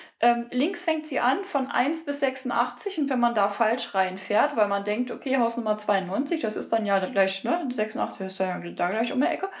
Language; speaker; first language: German; native; German